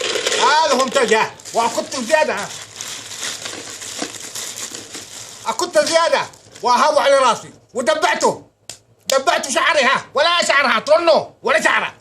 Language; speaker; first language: Arabic; native; Arabic